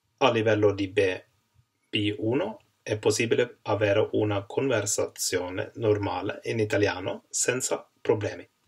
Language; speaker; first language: Italian; non-native, learner; Swedish